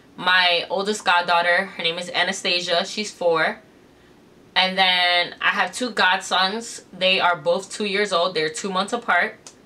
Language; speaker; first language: English; native; English